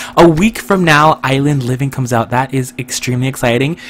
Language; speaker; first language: English; native; English